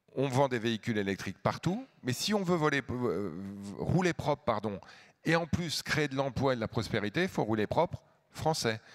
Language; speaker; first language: French; native; French